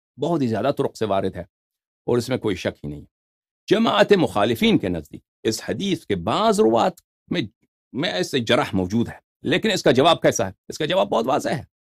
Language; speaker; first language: Urdu; native; Urdu